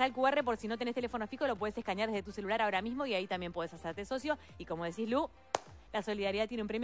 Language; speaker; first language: Spanish; native; Spanish